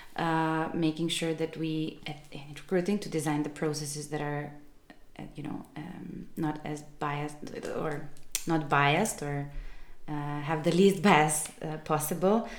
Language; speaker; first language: English; non-native, fluent; Serbian